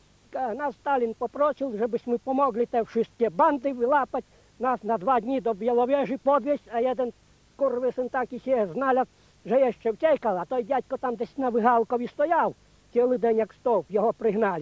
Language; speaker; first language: Polish; non-native, local second language; Ukrainian